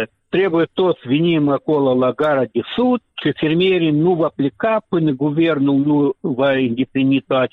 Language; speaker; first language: Romanian; non-native, local second language; Russian